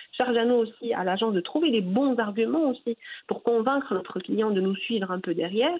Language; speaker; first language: French; non-native, local second language; Arabic